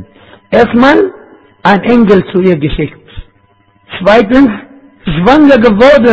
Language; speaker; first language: German; non-native, fluent; Arabic